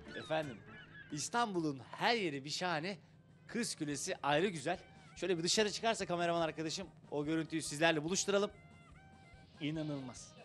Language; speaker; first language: Turkish; native; Turkish